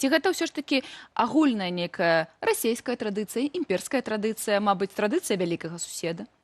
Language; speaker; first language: Belarusian; native; Belarusian